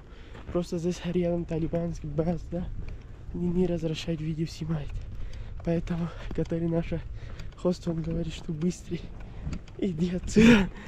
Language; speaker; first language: Russian; non-native, learner; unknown